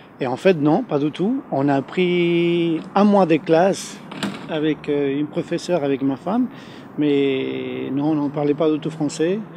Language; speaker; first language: French; non-native, fluent; Spanish